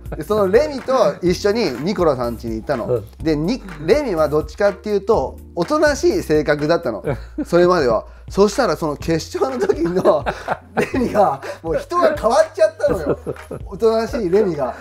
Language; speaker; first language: Japanese; native; Japanese